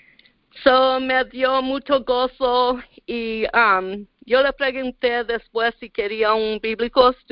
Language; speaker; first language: Spanish; early bilingual, heritage; Spanish